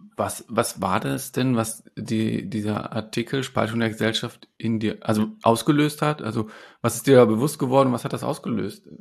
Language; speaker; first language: German; native; German